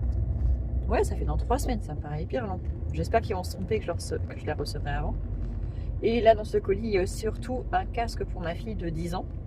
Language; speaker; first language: French; native; French